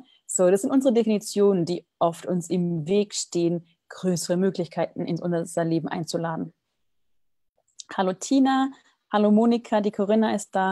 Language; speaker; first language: German; native; German